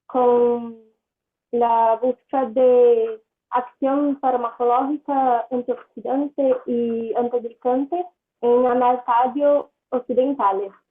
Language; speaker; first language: Spanish; non-native, learner; Portuguese